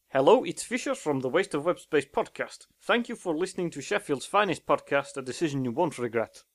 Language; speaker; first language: English; native; English